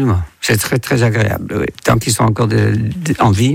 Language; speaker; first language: French; non-native, fluent; Dutch